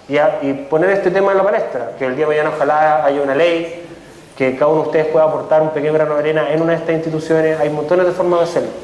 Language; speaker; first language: Spanish; native; Spanish